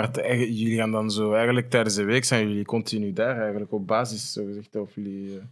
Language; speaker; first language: Dutch; native; Dutch